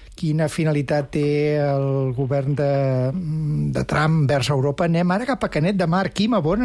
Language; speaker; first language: Catalan; native; Catalan